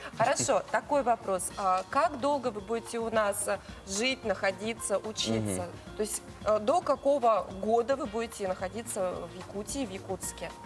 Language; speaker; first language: Russian; native; Russian